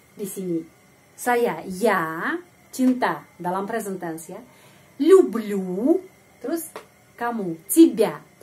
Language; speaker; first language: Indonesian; non-native, fluent; Russian